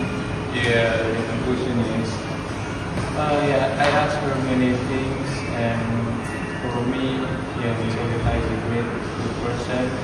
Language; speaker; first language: English; non-native, learner; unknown